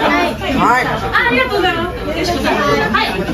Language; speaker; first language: Japanese; native; Japanese